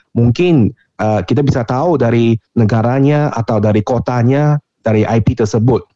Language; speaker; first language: Indonesian; non-native, fluent; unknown